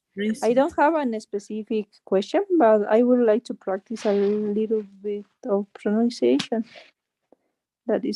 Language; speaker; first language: English; non-native, learner; Spanish